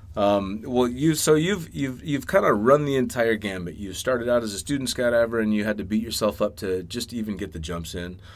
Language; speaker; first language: English; native; English